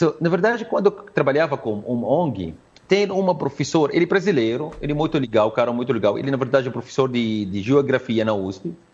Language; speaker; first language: Portuguese; non-native, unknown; Arabic